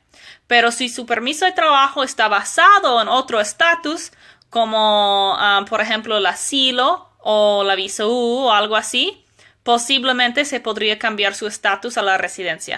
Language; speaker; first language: Spanish; non-native, fluent; English